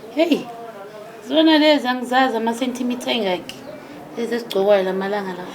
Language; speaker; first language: Zulu; native; Zulu